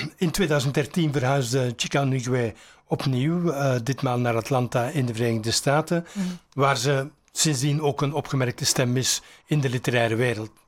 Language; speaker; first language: Dutch; native; Dutch